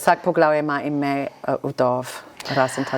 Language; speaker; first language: Slovenian; non-native, fluent; English